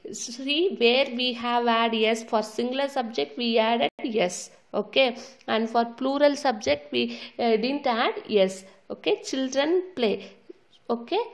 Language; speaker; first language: English; non-native, local second language; Tamil